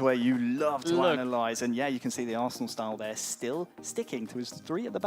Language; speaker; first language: English; native; English